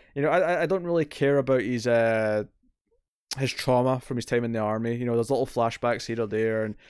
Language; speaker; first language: English; native; English